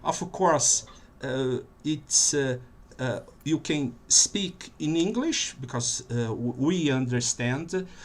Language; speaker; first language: English; non-native, fluent; Portuguese